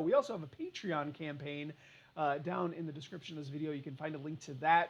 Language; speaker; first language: English; native; English